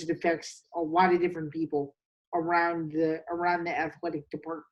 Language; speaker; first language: English; native; English